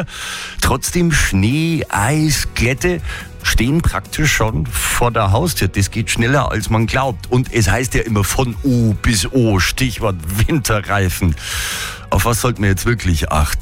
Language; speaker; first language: German; native; German